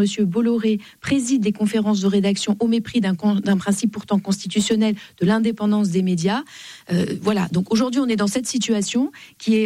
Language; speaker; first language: French; native; French